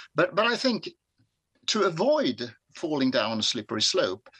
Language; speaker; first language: English; non-native, fluent; Swedish